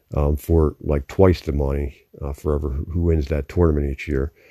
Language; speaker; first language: English; native; English